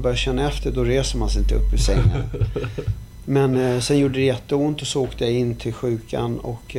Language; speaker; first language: Swedish; early bilingual, other home language; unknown